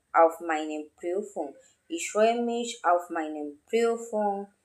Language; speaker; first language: German; non-native, learner; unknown